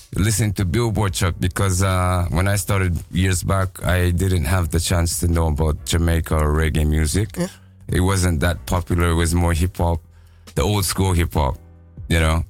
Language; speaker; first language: English; non-native, fluent; Japanese